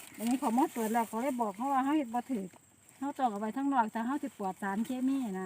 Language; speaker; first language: Thai; native; Thai